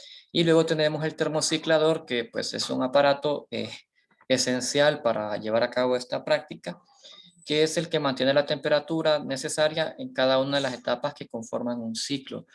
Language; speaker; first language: Spanish; native; Spanish